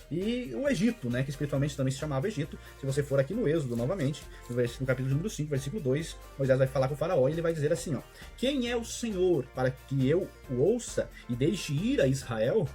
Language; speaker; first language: Portuguese; native; Portuguese